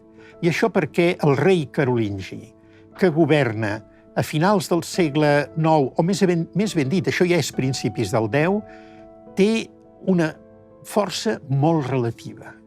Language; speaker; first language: Catalan; native; Catalan